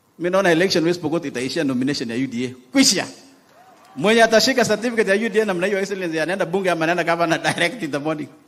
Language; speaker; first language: Swahili; non-native, local second language; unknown